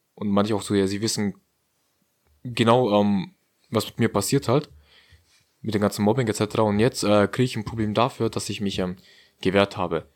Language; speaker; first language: German; early bilingual, other home language; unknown